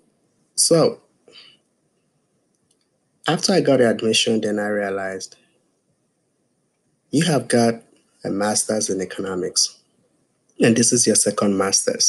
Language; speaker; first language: English; non-native, local second language; Yoruba